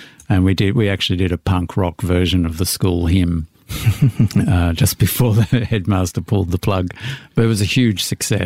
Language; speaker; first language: English; native; English